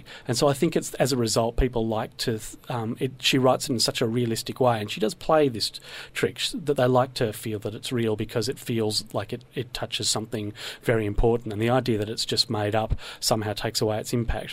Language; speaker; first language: English; native; English